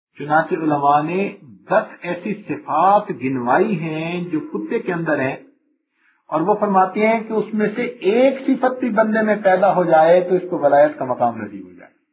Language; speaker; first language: Urdu; non-native, local second language; Punjabi